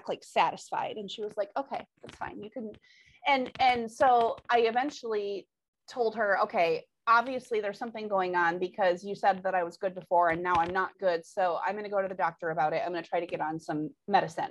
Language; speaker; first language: English; native; English